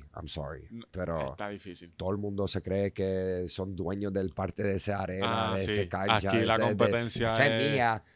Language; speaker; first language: Spanish; non-native, fluent; Dutch